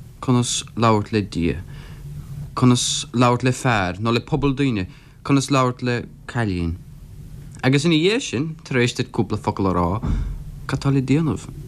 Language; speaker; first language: Irish; non-native, local second language; English